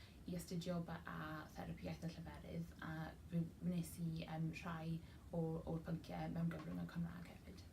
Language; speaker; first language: Welsh; non-native, local second language; English